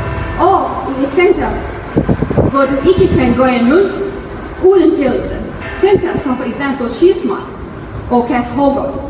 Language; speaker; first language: Danish; non-native, fluent; Arabic